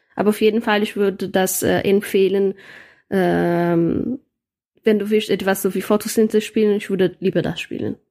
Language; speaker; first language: German; non-native, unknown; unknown